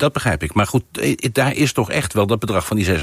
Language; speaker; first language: Dutch; native; Dutch